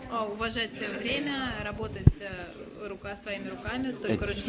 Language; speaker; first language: Russian; native; Russian